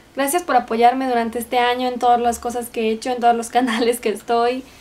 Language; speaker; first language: Spanish; native; Spanish